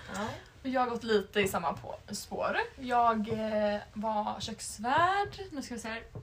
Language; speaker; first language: Swedish; native; Swedish